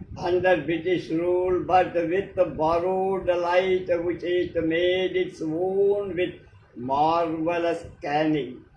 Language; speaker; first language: English; non-native, local second language; Telugu